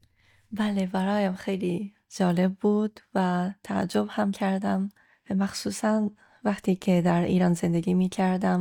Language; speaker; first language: Persian; non-native, fluent; Japanese